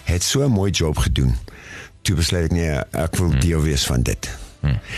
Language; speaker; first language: Afrikaans; non-native, local second language; English